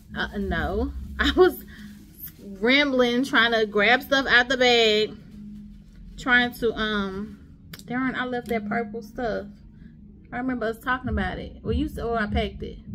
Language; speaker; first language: English; native; English